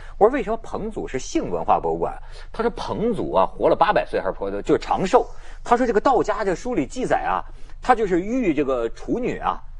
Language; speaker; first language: Chinese; native; Chinese